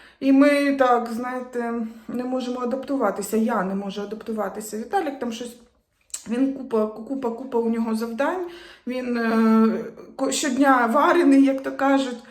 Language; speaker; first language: Ukrainian; native; Ukrainian